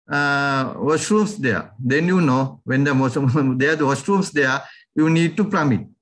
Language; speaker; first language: English; non-native, local second language; Sinhala